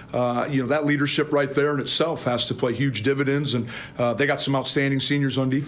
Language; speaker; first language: English; native; English